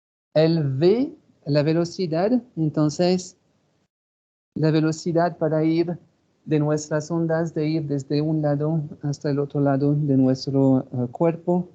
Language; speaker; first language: Spanish; non-native, fluent; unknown